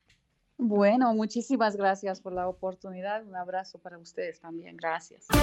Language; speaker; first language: Spanish; non-native, fluent; Hungarian